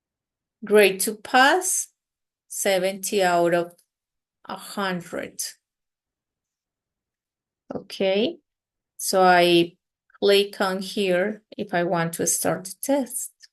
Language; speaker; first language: English; non-native, fluent; Spanish